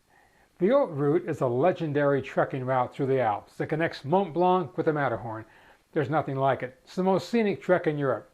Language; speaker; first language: English; native; English